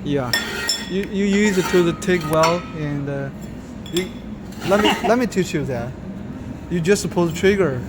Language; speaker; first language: English; non-native, learner; Chinese